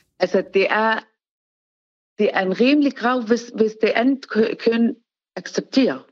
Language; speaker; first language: Danish; non-native, fluent; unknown